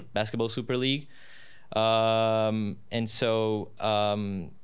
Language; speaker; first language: English; non-native, fluent; Portuguese